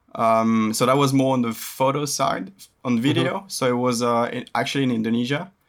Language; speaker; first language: English; early bilingual, other home language; French